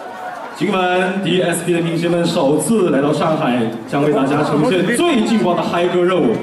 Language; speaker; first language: Chinese; native; Chinese